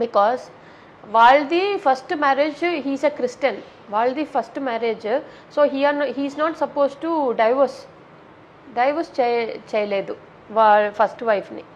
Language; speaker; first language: Telugu; non-native, local second language; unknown